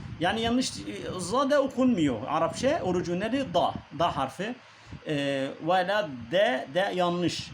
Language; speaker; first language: Turkish; non-native, learner; Arabic